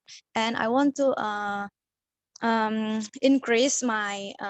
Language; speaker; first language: English; non-native, learner; Indonesian